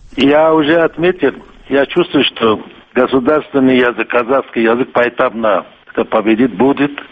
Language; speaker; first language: Russian; non-native, local second language; Kurdish